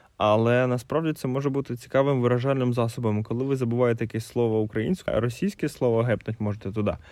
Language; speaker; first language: Ukrainian; non-native, local second language; Russian